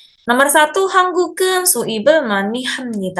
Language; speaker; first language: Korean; non-native, fluent; Indonesian